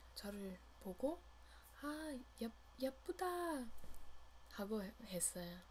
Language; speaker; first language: Korean; non-native, learner; English